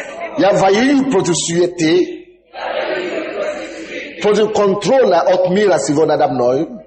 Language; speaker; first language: Russian; non-native, fluent; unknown